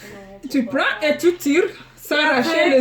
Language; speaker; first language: French; non-native, learner; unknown